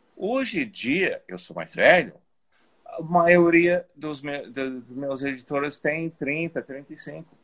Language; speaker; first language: Portuguese; non-native, fluent; English